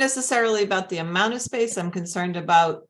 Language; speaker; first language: English; native; English